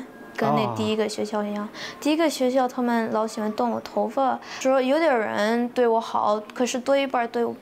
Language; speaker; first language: Chinese; early bilingual, heritage; Chinese